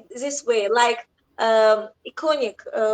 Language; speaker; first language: English; non-native, learner; Azerbaijani